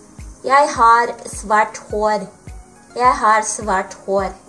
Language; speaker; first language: Norwegian; non-native, learner; Filipino